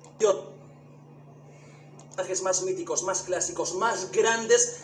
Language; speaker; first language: Spanish; native; Spanish